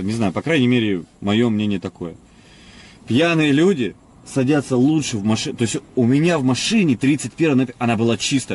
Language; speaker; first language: Russian; native; Russian